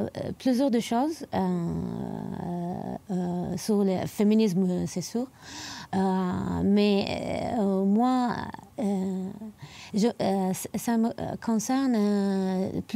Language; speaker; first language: French; non-native, learner; Arabic